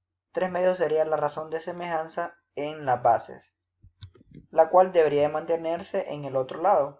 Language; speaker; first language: Spanish; native; Spanish